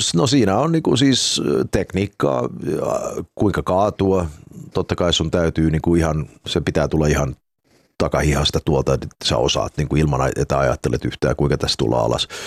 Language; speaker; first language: Finnish; early bilingual, heritage; Finnish